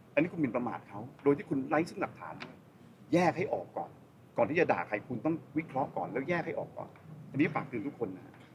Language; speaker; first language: Thai; native; Thai